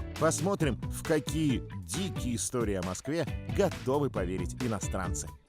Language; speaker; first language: Russian; native; Russian